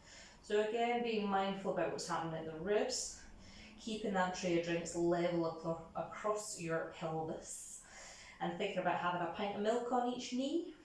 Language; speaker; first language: English; native; English